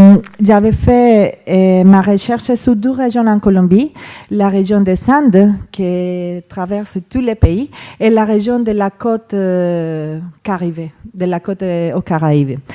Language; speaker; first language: French; non-native, fluent; Spanish